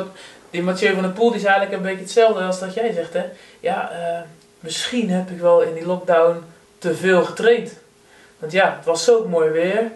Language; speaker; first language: Dutch; native; Dutch